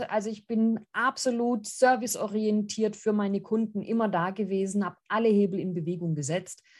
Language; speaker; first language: German; early bilingual, other home language; Greek